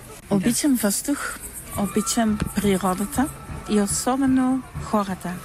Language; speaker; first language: Bulgarian; non-native, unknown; Dutch